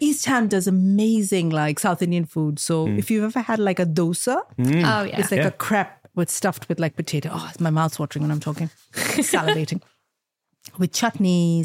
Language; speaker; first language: English; non-native, local second language; Malayalam